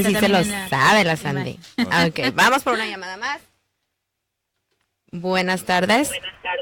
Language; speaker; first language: Spanish; native; Spanish